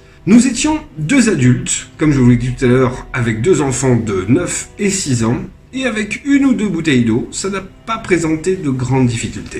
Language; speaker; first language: French; native; French